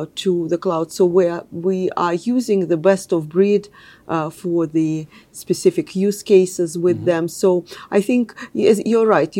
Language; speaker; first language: English; non-native, fluent; Russian